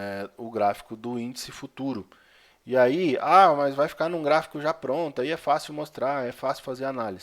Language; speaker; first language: Portuguese; native; Portuguese